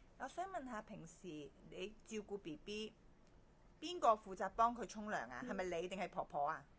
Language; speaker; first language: Cantonese; native; Cantonese